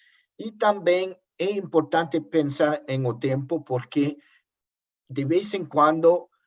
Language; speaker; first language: Portuguese; non-native, learner; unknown